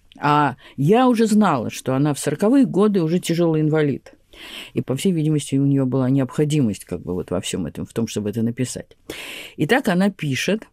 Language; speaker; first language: Russian; native; Russian